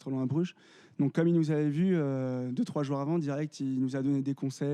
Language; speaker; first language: French; native; French